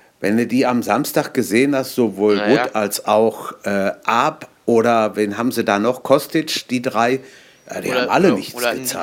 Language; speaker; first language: German; native; German